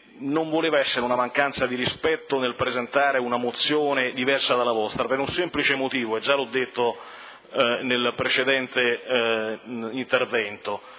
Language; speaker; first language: Italian; native; Italian